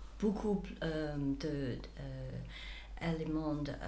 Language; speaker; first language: French; non-native, fluent; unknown